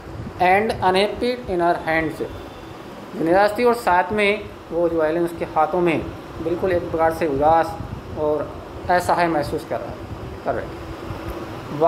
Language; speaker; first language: Hindi; native; Hindi